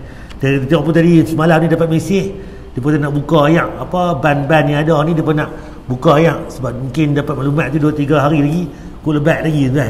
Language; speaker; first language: Malay; native; Malay